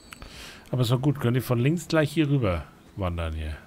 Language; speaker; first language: German; native; German